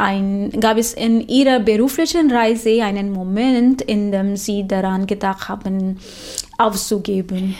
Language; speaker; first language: German; non-native, fluent; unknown